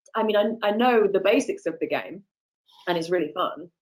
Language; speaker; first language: English; native; English